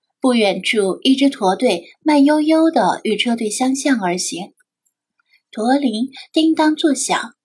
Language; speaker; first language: Chinese; native; Chinese